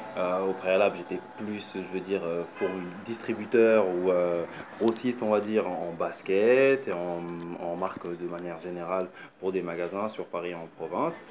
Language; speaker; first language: French; native; French